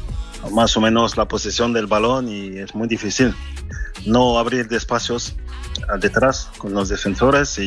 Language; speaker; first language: Spanish; non-native, fluent; French